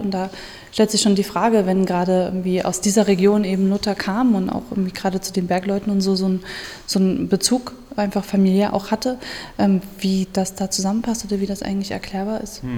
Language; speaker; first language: German; native; German